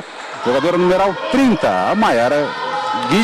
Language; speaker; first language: Portuguese; native; Portuguese